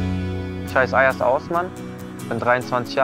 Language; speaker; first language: German; early bilingual, other home language; Kurdish